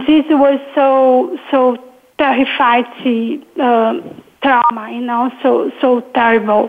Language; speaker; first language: English; non-native, learner; Portuguese